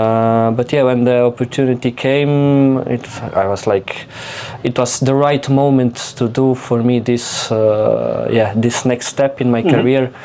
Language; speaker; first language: English; non-native, fluent; Slovenian